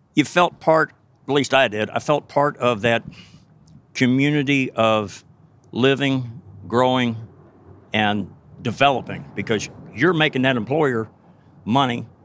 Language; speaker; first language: English; native; English